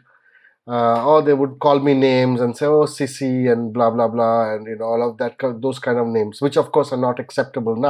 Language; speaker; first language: English; non-native, local second language; Bangla